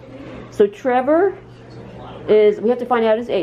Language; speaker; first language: English; native; English